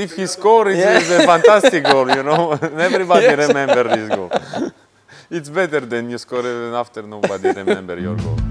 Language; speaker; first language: English; non-native, fluent; Russian